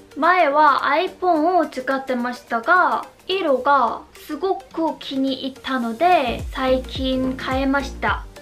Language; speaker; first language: Japanese; non-native, learner; Korean